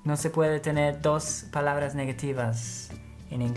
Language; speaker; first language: Spanish; non-native, fluent; English